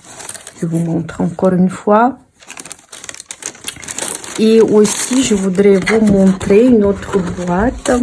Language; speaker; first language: French; non-native, fluent; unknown